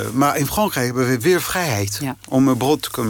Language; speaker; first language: Dutch; non-native, fluent; French